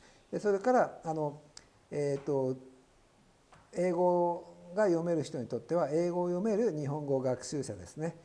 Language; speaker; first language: Japanese; native; Japanese